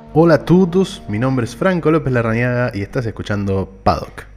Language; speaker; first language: Spanish; native; Spanish